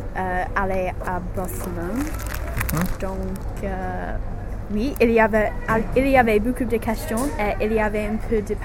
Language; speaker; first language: French; non-native, learner; English